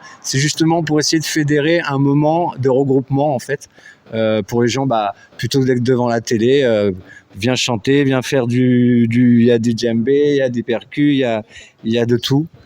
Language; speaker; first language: French; native; French